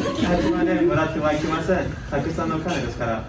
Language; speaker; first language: Japanese; non-native, learner; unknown